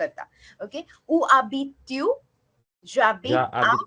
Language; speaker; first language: French; non-native, learner; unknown